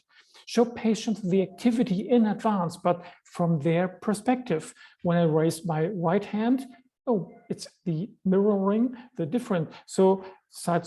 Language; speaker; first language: English; non-native, fluent; German